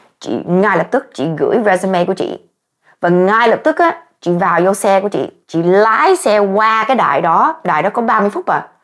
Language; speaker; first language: Vietnamese; early bilingual, heritage; Vietnamese